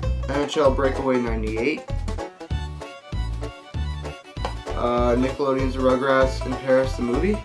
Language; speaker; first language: English; native; English